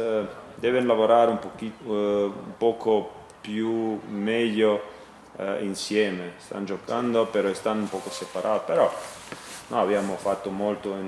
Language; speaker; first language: Italian; non-native, learner; Croatian